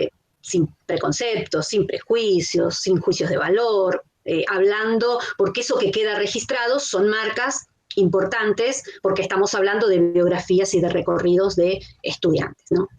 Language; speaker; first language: Spanish; native; Spanish